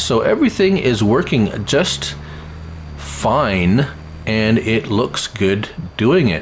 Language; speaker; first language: English; native; English